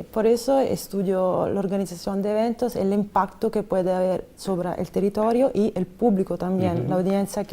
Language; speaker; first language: Spanish; non-native, fluent; Italian